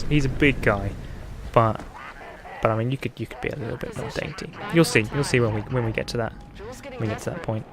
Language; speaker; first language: English; native; English